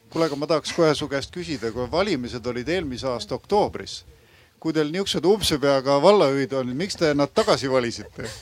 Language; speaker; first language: Estonian; native; Estonian